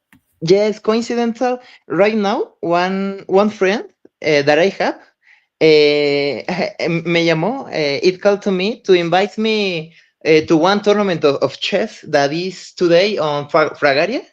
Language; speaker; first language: English; non-native, learner; Spanish